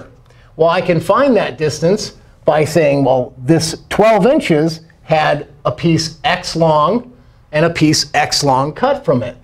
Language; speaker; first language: English; native; English